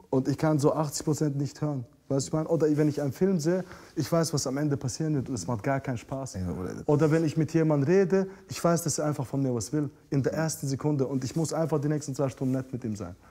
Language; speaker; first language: German; non-native, fluent; Russian